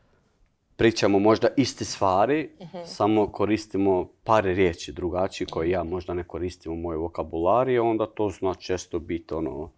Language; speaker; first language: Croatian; non-native, learner; Albanian